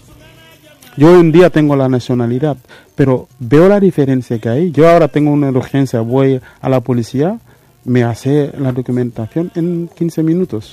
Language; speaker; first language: Spanish; non-native, fluent; Mandingo